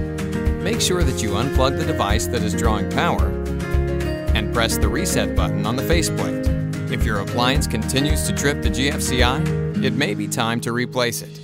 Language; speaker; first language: English; native; English